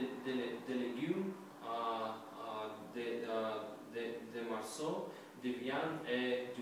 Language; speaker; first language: French; non-native, learner; Russian